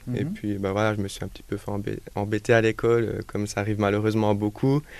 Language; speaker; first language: French; native; French